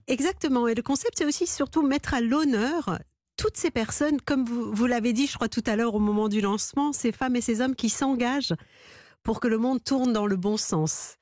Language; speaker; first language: French; early bilingual, other home language; Persian